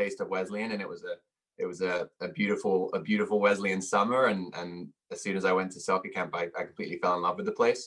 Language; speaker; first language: English; native; English